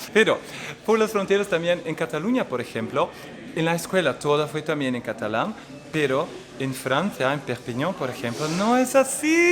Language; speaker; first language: Spanish; non-native, fluent; Dutch